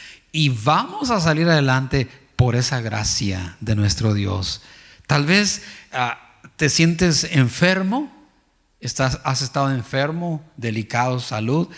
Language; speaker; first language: Spanish; native; Spanish